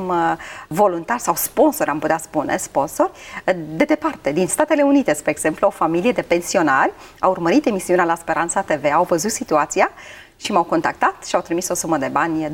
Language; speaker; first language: Romanian; native; Romanian